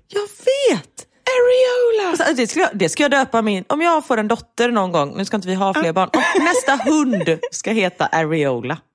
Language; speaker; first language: Swedish; native; Swedish